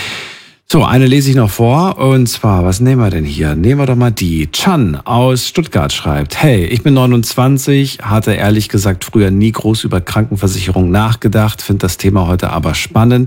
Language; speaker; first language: German; native; German